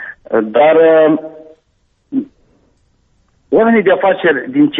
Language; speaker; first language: Romanian; native; Romanian